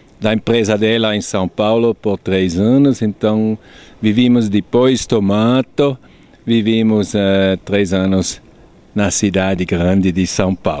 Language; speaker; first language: Portuguese; non-native, fluent; German